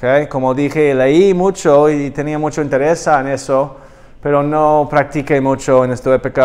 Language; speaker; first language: Spanish; non-native, learner; English